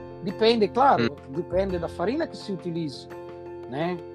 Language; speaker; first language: Portuguese; non-native, fluent; Italian